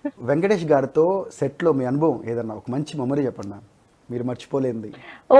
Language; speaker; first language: Telugu; native; Telugu